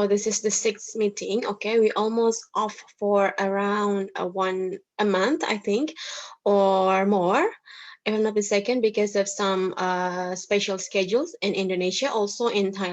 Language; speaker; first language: English; non-native, fluent; Indonesian